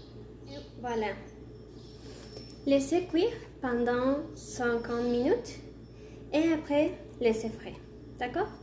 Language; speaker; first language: French; non-native, learner; Spanish